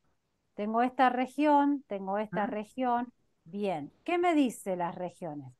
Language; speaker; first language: Spanish; native; Spanish